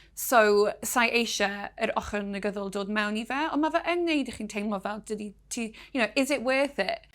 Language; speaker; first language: Welsh; non-native, local second language; English